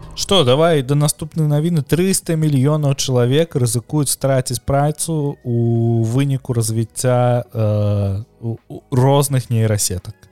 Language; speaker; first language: Belarusian; non-native, local second language; Russian